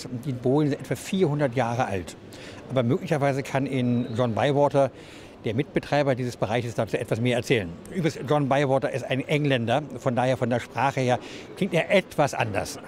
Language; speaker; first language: German; native; German